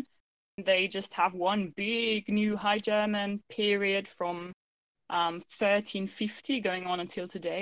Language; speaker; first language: English; non-native, fluent; German